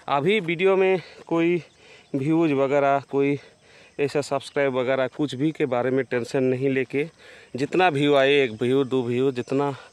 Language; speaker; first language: Hindi; non-native, local second language; Bangla